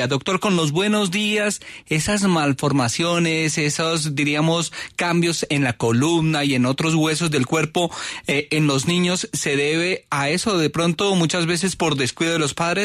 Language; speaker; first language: Spanish; native; Spanish